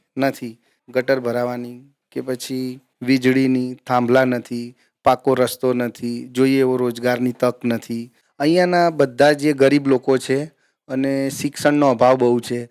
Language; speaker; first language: Gujarati; native; Gujarati